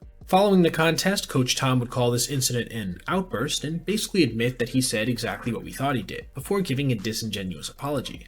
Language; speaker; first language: English; native; English